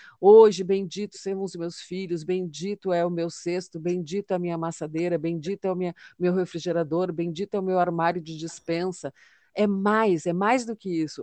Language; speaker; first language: Portuguese; native; Portuguese